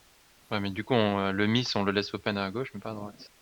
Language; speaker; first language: French; native; French